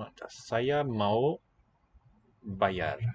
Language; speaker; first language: Indonesian; non-native, learner; English